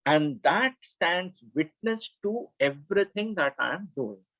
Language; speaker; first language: English; non-native, local second language; Kannada